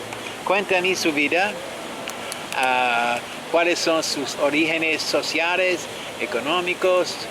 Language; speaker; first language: Spanish; non-native, fluent; French